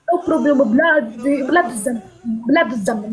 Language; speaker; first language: English; non-native, learner; Arabic